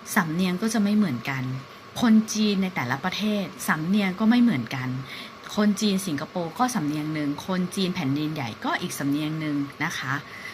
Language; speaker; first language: Thai; native; Thai